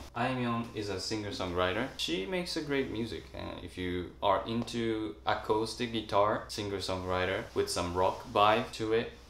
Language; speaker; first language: English; non-native, fluent; Japanese